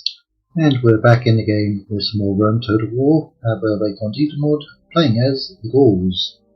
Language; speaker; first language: English; native; English